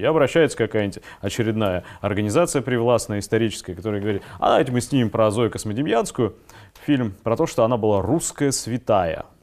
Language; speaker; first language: Russian; native; Russian